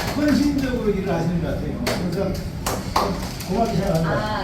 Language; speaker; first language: Korean; native; Korean